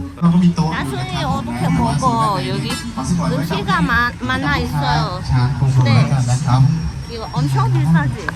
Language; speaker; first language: Korean; non-native, learner; Thai